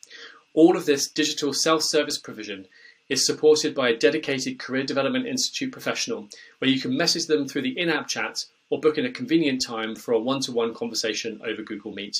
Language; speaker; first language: English; native; English